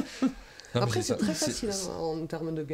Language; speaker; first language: French; native; French